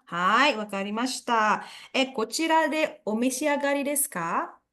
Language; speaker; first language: Japanese; non-native, fluent; Indonesian